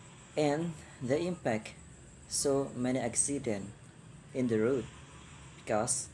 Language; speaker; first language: English; non-native, learner; Indonesian